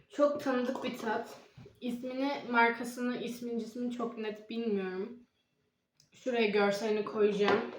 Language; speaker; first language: Turkish; native; Turkish